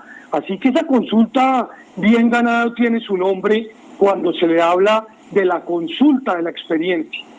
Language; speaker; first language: Spanish; native; Spanish